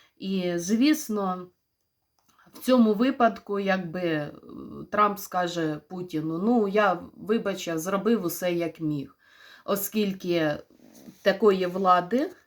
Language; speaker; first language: Ukrainian; non-native, local second language; Russian